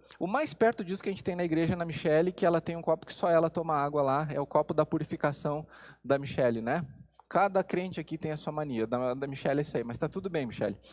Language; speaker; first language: Portuguese; native; Portuguese